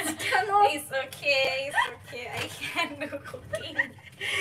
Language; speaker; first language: English; non-native, learner; Japanese